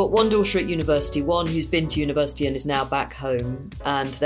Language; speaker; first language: English; native; English